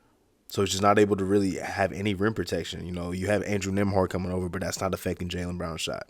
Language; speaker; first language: English; native; English